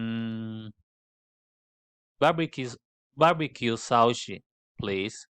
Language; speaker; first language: English; non-native, learner; Spanish